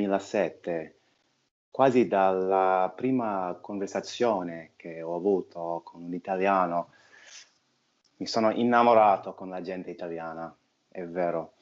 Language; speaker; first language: Italian; non-native, fluent; English